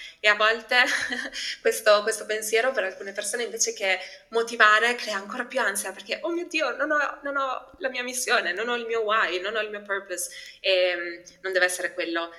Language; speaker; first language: Italian; early bilingual, other home language; Albanian